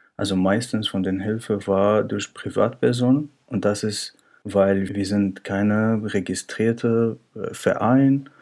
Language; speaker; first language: German; non-native, fluent; Arabic